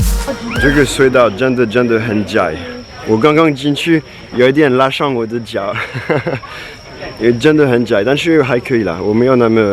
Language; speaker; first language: Chinese; non-native, fluent; French